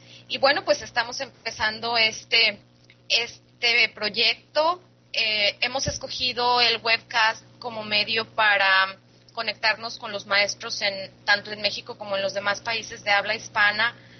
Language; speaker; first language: Spanish; native; Spanish